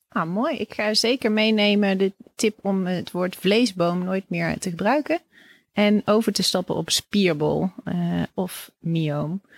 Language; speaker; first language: Dutch; native; Dutch